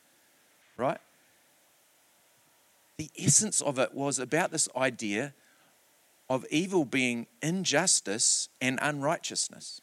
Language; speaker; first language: English; native; English